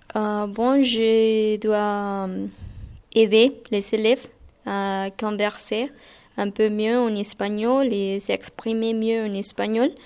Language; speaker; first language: French; non-native, learner; Spanish